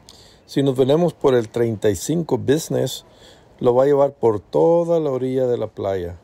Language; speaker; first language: Spanish; early bilingual, heritage; Spanish